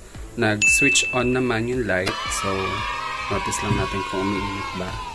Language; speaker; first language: Filipino; native; Filipino